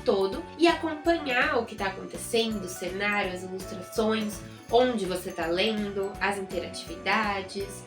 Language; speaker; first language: Portuguese; native; Portuguese